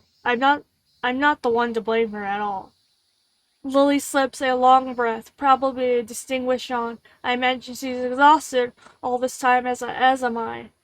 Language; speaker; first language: English; native; English